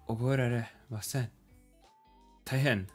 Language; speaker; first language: Japanese; non-native, learner; English